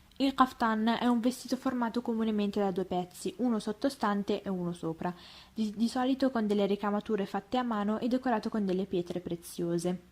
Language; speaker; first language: Italian; early bilingual, other home language; Arabic